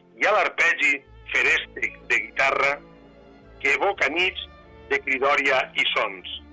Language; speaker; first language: Catalan; non-native, local second language; Spanish